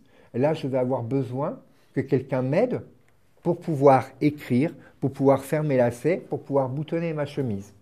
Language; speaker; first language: French; native; French